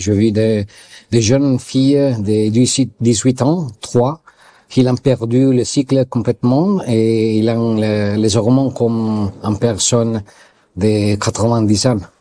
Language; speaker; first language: French; non-native, learner; Italian